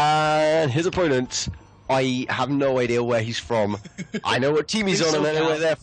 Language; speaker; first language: English; native; English